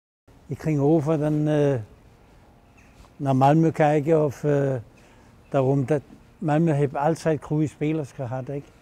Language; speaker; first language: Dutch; non-native, fluent; Danish